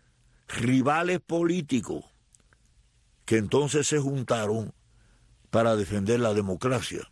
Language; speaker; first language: Spanish; native; Spanish